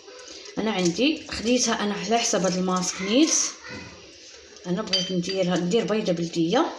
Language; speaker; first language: Arabic; native; Arabic